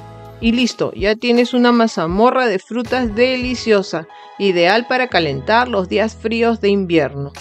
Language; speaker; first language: Spanish; native; Spanish